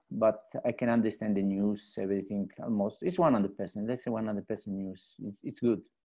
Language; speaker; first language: English; non-native, fluent; Italian